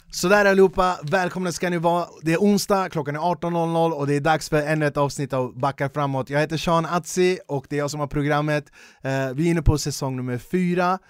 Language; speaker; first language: Swedish; early bilingual, other home language; Kurdish